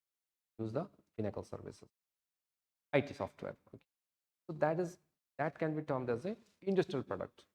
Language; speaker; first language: English; non-native, local second language; Odia